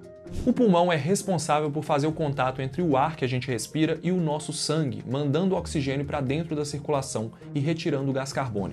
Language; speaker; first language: Portuguese; native; Portuguese